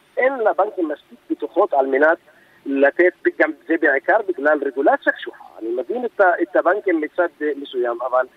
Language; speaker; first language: Hebrew; non-native, local second language; Arabic